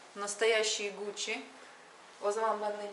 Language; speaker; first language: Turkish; non-native, fluent; Russian